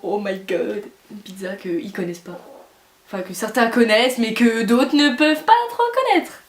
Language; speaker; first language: French; native; French